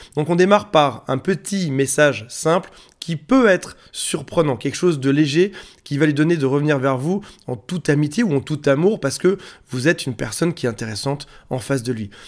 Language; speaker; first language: French; native; French